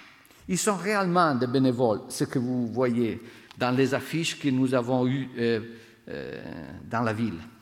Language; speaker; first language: French; non-native, fluent; Italian